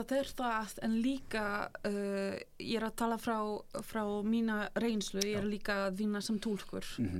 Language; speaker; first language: Icelandic; non-native, fluent; Polish